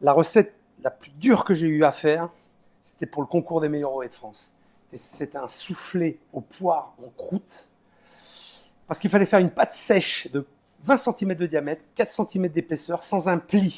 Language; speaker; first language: French; native; French